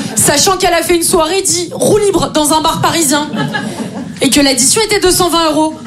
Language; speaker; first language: French; native; French